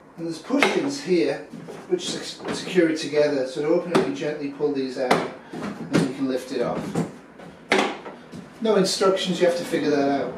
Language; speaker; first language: English; native; English